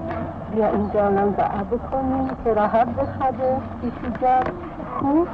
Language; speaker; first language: Persian; non-native, fluent; Polish